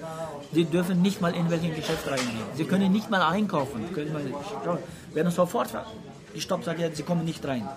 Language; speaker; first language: German; non-native, learner; Uyghur